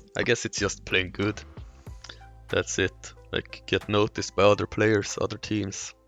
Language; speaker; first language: English; non-native, fluent; Swedish